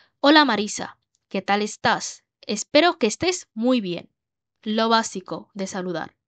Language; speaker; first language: Spanish; non-native, learner; Bangla